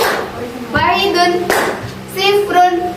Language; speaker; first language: Arabic; non-native, learner; Indonesian